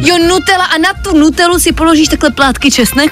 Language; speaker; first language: Czech; native; Czech